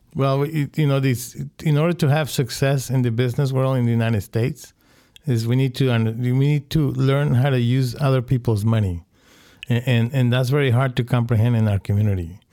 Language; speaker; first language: English; non-native, fluent; Spanish